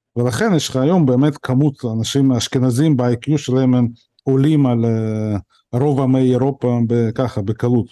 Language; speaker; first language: Hebrew; early bilingual, other home language; Russian